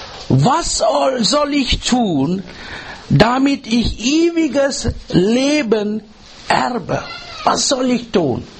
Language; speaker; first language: German; non-native, learner; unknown